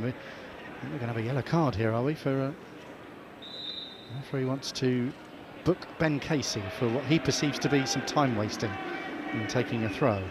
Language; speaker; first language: English; native; English